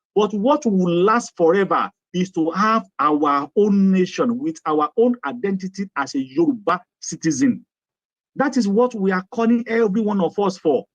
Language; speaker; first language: English; non-native, local second language; Yoruba